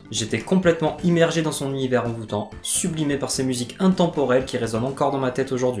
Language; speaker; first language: French; native; French